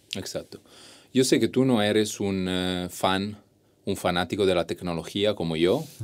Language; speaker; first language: Spanish; non-native, fluent; Italian